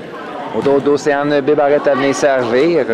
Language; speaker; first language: French; native; French